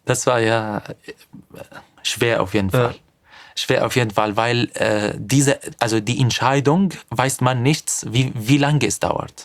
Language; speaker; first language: German; non-native, fluent; Arabic